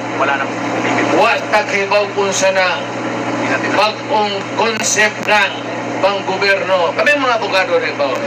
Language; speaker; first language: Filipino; non-native, local second language; Cebuano